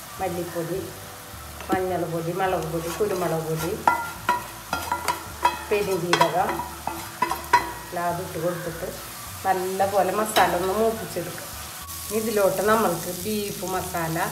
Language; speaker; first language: Malayalam; native; Malayalam